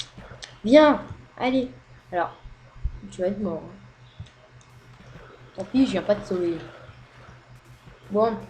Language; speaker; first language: French; native; French